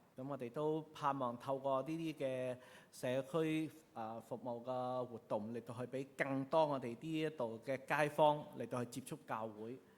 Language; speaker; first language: Cantonese; native; Cantonese